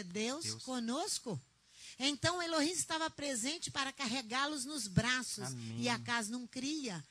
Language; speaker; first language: Portuguese; native; Portuguese